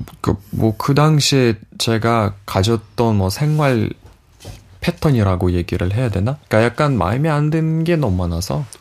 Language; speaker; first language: Korean; non-native, fluent; Russian